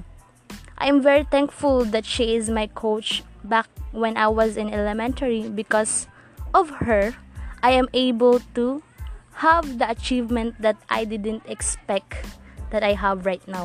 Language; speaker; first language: English; non-native, local second language; Cebuano